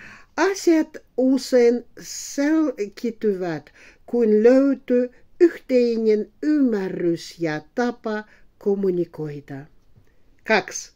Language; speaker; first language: Finnish; non-native, fluent; Russian